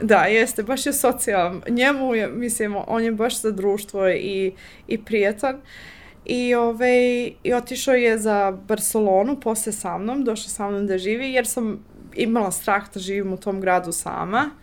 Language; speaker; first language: Serbian; non-native, fluent; English